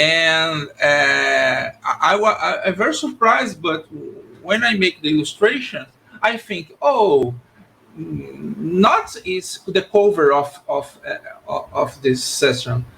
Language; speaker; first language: English; non-native, learner; Portuguese